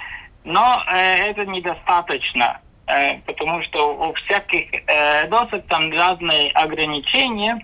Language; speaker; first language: Russian; non-native, local second language; Latvian